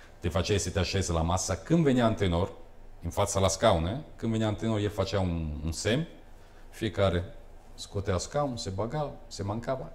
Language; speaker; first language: Romanian; early bilingual, heritage; Romanian